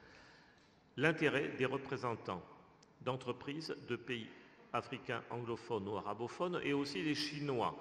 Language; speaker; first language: French; native; French